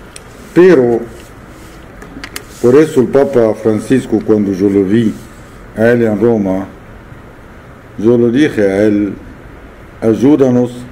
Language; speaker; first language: Spanish; non-native, fluent; Arabic